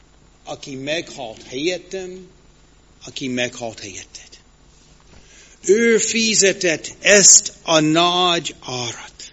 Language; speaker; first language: Hungarian; non-native, fluent; English